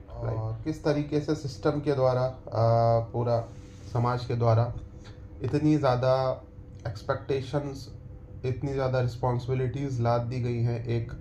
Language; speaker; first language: Hindi; native; Hindi